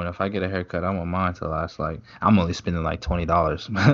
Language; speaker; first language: English; native; English